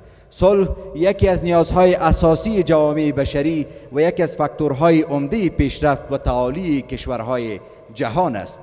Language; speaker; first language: Persian; native; Persian